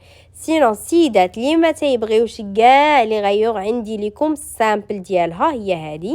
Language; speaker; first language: Arabic; native; Arabic